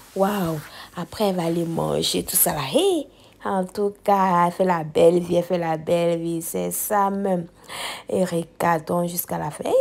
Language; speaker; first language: French; native; French